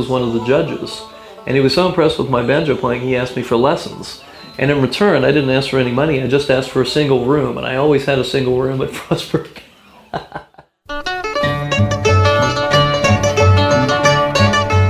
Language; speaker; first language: English; native; English